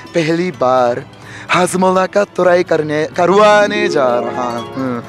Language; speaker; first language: Hindi; non-native, fluent; Japanese